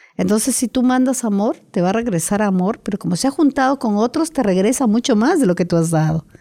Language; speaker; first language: Spanish; native; Spanish